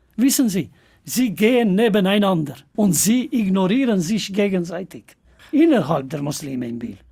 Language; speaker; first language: German; non-native, fluent; Albanian